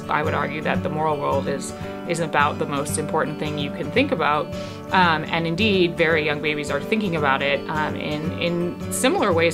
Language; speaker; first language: English; native; English